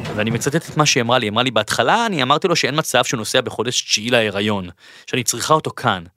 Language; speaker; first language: Hebrew; native; Hebrew